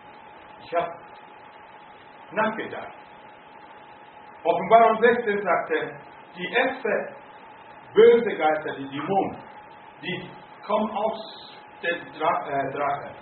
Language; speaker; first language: German; non-native, fluent; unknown